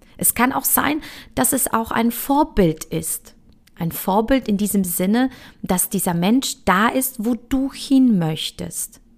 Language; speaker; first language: German; early bilingual, other home language; Polish